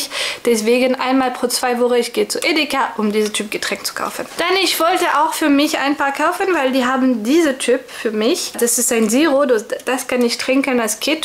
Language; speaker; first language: German; non-native, fluent; French